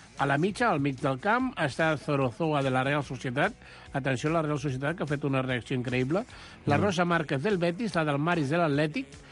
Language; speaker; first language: Catalan; non-native, local second language; Spanish